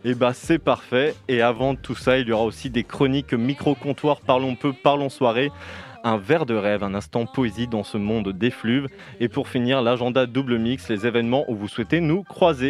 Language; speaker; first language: French; native; French